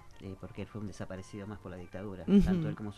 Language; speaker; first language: Spanish; native; Spanish